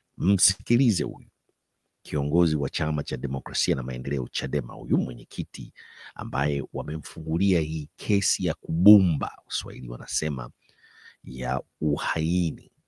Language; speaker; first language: Swahili; native; Swahili